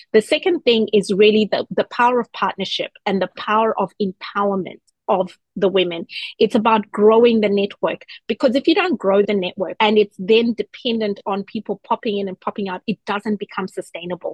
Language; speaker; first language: English; non-native, local second language; Shona